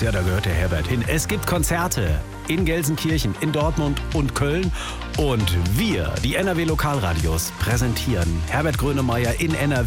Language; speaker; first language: German; native; German